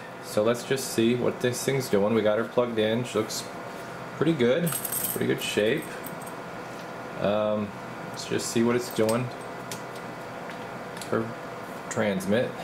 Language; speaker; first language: English; native; English